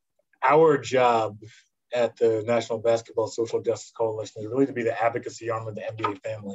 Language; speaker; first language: English; native; English